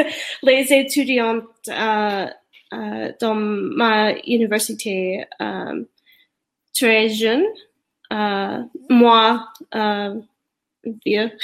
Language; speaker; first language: French; non-native, learner; English